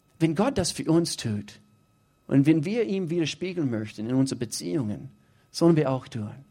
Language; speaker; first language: German; non-native, fluent; English